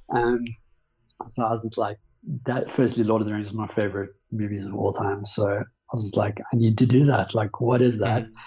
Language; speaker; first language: English; native; English